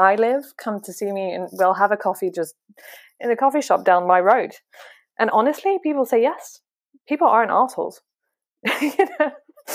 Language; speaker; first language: English; non-native, fluent; French